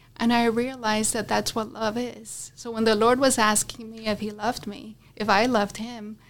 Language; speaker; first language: English; non-native, fluent; Spanish